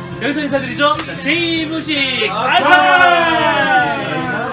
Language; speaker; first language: Korean; native; Korean